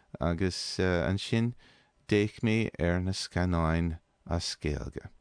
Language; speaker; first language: Irish; non-native, fluent; English